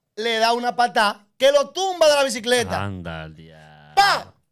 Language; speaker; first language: Spanish; native; Spanish